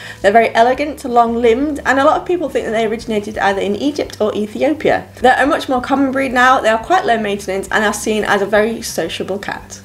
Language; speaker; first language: English; native; English